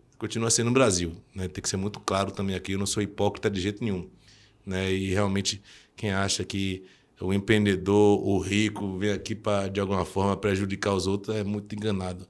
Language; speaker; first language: Portuguese; early bilingual, heritage; Portuguese